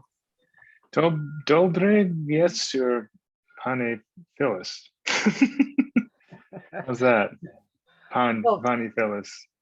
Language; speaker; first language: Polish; non-native, learner; English